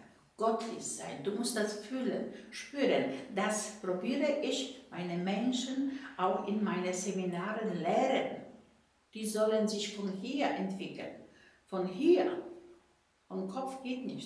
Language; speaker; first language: German; non-native, fluent; Polish